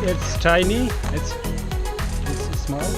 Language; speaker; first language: English; non-native, learner; Finnish